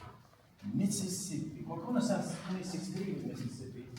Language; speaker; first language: Italian; non-native, learner; English